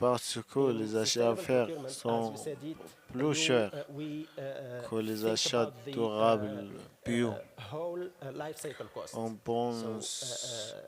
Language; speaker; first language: French; non-native, learner; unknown